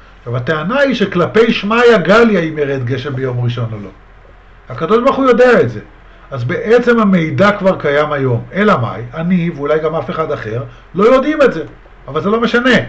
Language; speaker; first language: Hebrew; native; Hebrew